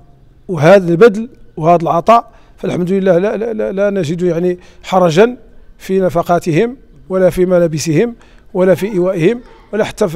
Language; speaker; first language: Arabic; native; Arabic